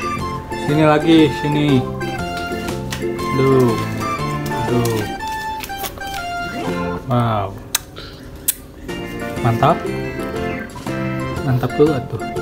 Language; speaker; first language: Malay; non-native, local second language; Sundanese